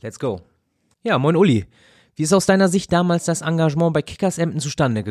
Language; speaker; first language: German; native; German